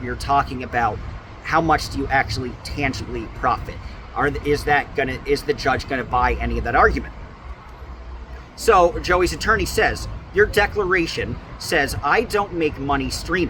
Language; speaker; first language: English; native; English